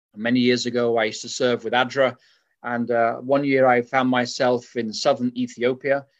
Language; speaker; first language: English; native; English